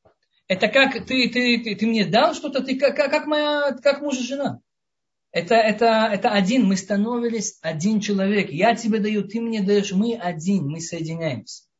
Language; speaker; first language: Russian; early bilingual, heritage; Russian